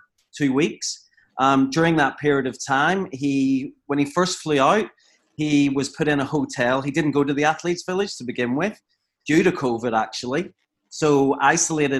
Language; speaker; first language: English; native; English